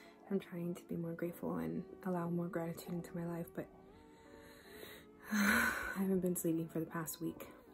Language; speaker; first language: English; early bilingual, other home language; Spanish